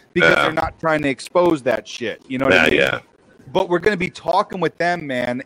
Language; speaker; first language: English; native; English